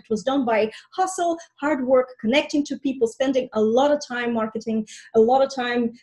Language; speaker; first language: English; non-native, fluent; Russian